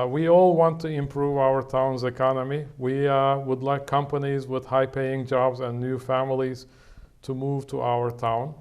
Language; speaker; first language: English; non-native, fluent; Turkish